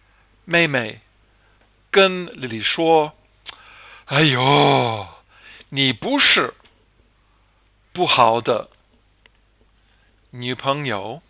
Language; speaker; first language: Chinese; non-native, fluent; English